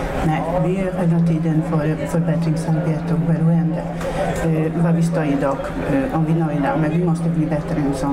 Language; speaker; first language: Swedish; non-native, fluent; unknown